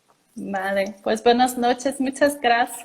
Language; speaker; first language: Spanish; non-native, learner; Portuguese